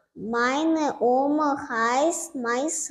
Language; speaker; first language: German; non-native, learner; Turkmen